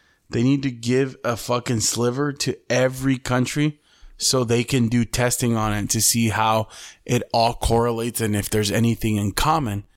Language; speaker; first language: English; early bilingual, other home language; Spanish